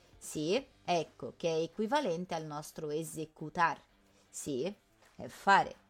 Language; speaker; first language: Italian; non-native, fluent; Portuguese